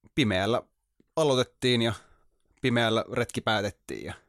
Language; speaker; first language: Finnish; native; Finnish